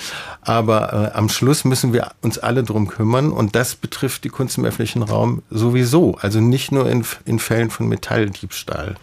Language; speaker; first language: German; native; German